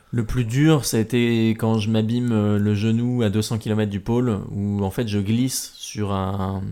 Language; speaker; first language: French; native; French